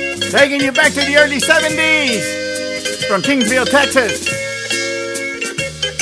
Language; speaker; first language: English; early bilingual, other home language; Spanish